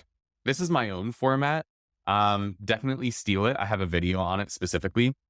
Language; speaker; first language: English; native; English